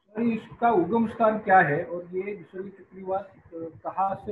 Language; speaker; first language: Hindi; non-native, local second language; Marathi